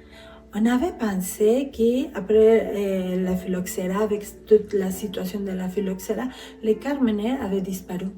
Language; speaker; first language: French; non-native, fluent; Spanish